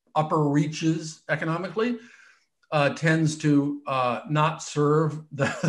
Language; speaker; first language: English; native; English